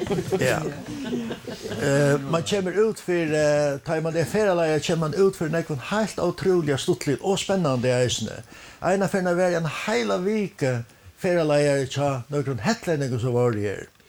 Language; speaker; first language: Swedish; non-native, learner; Faroese